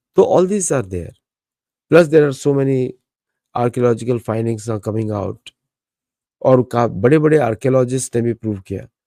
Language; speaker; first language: Hindi; native; Hindi